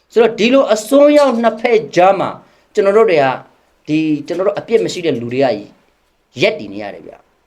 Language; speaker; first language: Burmese; native; Burmese